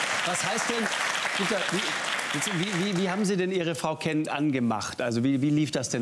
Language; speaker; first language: German; native; German